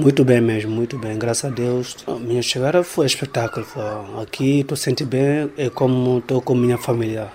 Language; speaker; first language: Portuguese; non-native, learner; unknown